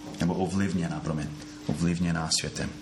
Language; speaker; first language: Czech; non-native, fluent; English